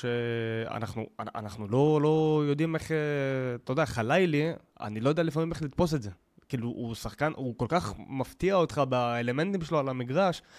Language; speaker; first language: Hebrew; native; Hebrew